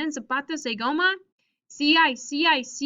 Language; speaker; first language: Spanish; non-native, fluent; English